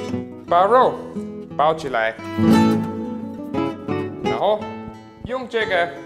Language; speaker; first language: Chinese; non-native, learner; German